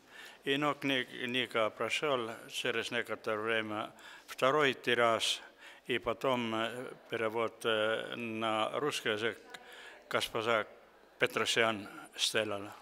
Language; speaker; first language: Russian; non-native, local second language; Estonian